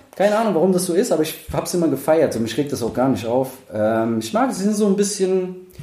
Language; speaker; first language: German; native; German